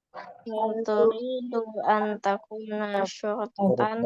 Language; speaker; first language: Arabic; non-native, learner; Indonesian